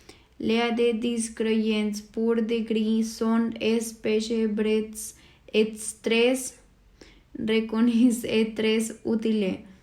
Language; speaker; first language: French; non-native, learner; Spanish